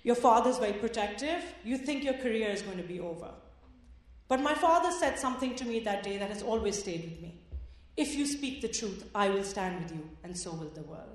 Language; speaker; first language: English; non-native, local second language; Urdu